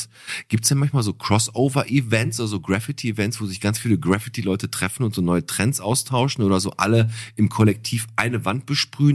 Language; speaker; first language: German; native; German